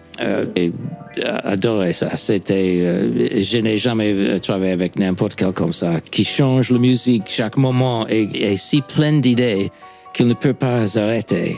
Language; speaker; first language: French; non-native, fluent; English